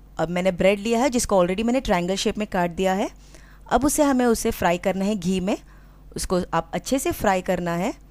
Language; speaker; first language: Hindi; non-native, local second language; Marathi